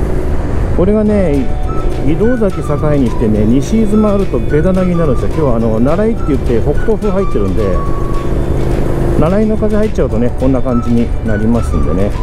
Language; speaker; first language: Japanese; native; Japanese